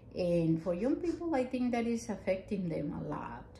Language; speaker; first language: English; non-native, fluent; Spanish